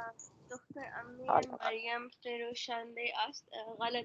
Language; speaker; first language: Persian; non-native, learner; Urdu